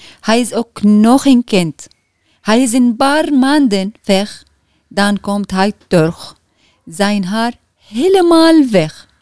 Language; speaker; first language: Dutch; non-native, learner; Arabic